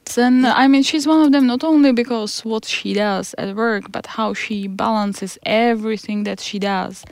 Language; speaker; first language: English; non-native, fluent; Czech